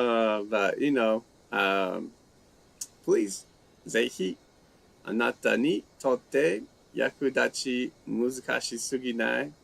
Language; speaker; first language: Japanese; non-native, fluent; English